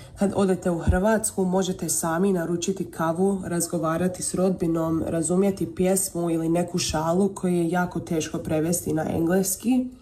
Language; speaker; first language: Croatian; early bilingual, heritage; Croatian